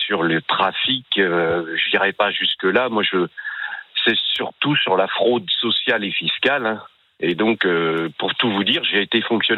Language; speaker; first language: French; native; French